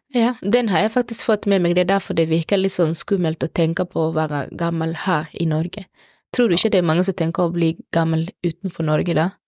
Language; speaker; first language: Norwegian; non-native, fluent; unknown